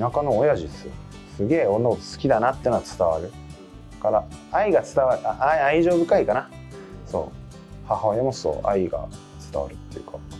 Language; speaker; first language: Japanese; native; Japanese